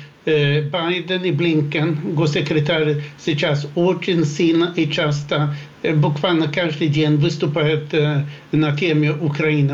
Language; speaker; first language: Russian; non-native, fluent; Swedish